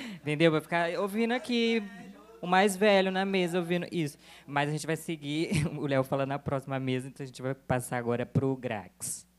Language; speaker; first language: Portuguese; native; Portuguese